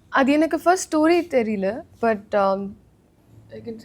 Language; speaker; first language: Tamil; non-native, learner; Telugu